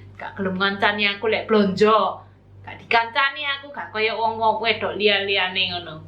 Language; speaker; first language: Javanese; native; Javanese